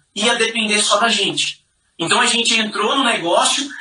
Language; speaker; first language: Portuguese; native; Portuguese